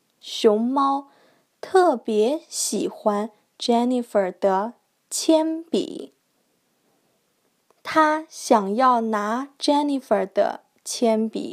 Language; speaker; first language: Chinese; non-native, learner; English